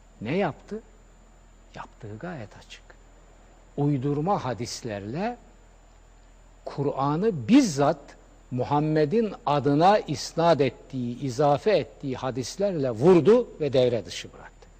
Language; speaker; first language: Turkish; native; Turkish